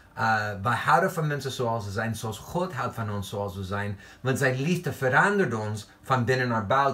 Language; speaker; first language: Dutch; non-native, fluent; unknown